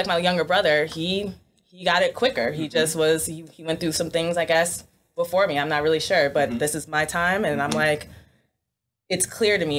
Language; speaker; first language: English; native; English